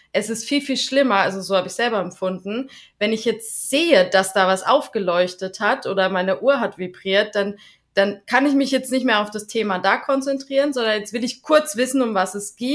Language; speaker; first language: German; native; German